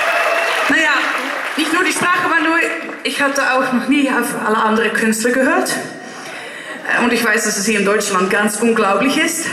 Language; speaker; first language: German; non-native, learner; Dutch